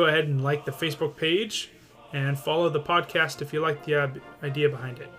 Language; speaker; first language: English; native; English